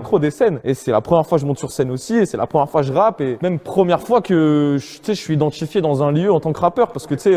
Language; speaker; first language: French; native; French